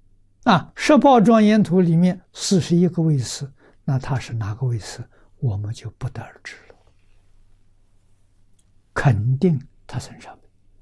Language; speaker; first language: Chinese; native; Chinese